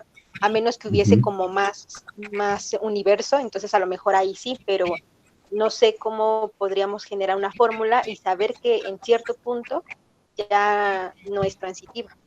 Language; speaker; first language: Spanish; native; Spanish